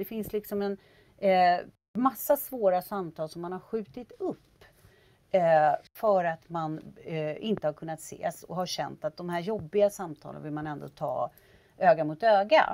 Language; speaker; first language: Swedish; native; Swedish